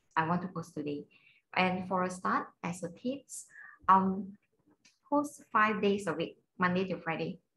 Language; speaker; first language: English; non-native, local second language; Cantonese